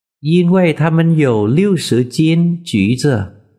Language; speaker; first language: Chinese; non-native, fluent; Vietnamese